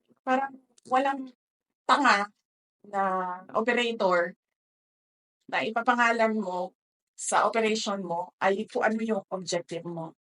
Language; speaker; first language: Filipino; non-native, local second language; Cebuano